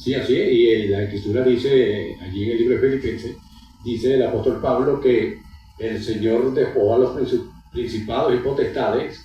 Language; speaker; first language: Spanish; native; Spanish